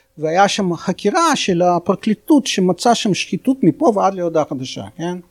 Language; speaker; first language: Hebrew; non-native, fluent; Russian